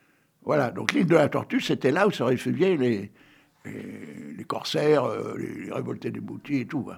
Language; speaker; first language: French; native; French